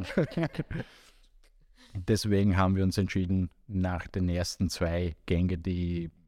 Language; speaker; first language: German; non-native, fluent; Romanian